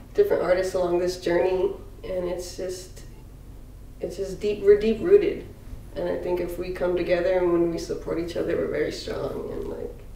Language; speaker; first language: English; native; English